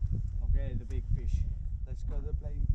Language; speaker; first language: English; non-native, learner; Finnish